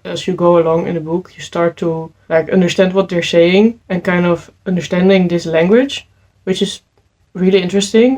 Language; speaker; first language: English; non-native, fluent; Dutch